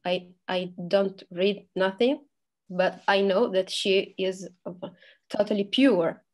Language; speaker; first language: English; non-native, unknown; Italian